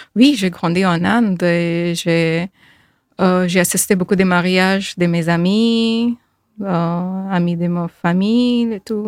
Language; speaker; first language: French; non-native, fluent; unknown